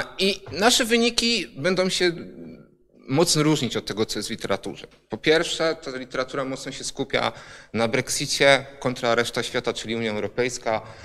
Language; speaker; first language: Polish; native; Polish